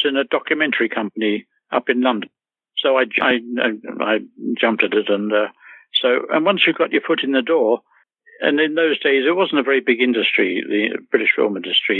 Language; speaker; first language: English; native; English